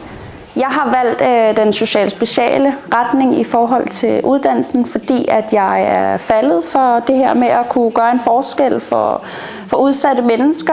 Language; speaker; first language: Danish; native; Danish